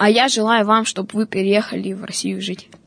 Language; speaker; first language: Russian; native; Russian